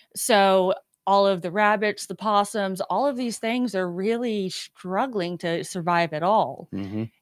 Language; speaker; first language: English; native; English